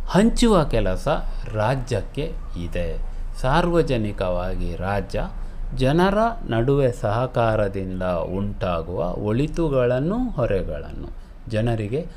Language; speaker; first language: Kannada; non-native, local second language; Konkani